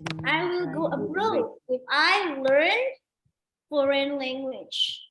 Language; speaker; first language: English; non-native, fluent; Indonesian